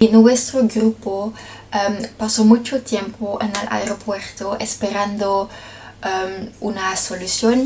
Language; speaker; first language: Spanish; non-native, learner; Dutch